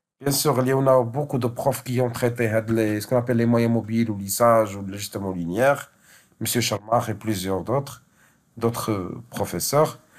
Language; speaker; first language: French; non-native, local second language; Arabic